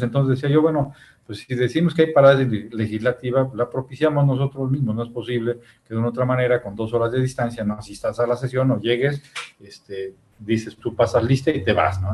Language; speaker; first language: Spanish; native; Spanish